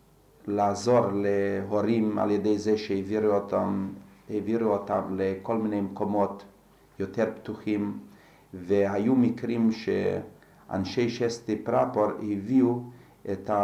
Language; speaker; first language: Hebrew; non-native, fluent; Slovak